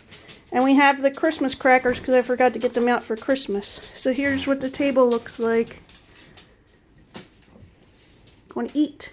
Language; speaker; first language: English; native; English